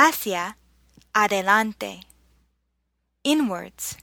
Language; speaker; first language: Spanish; non-native, fluent; English